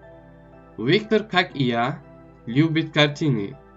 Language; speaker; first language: Russian; non-native, local second language; Tajik